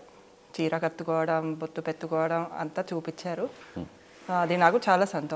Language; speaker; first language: Telugu; non-native, fluent; Finnish